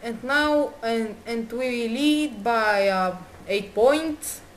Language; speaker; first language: English; non-native, learner; Bulgarian